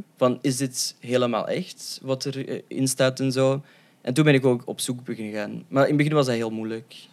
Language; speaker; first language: Dutch; early bilingual, other home language; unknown